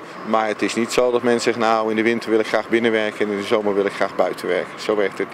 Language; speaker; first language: Dutch; native; Dutch